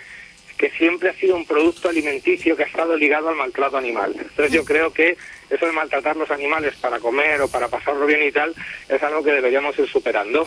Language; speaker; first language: Spanish; native; Spanish